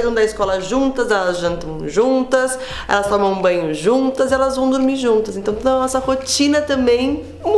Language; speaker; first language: Portuguese; native; Portuguese